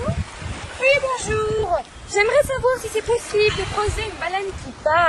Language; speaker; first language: French; native; French